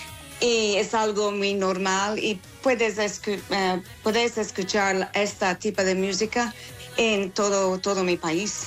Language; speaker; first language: Spanish; non-native, fluent; English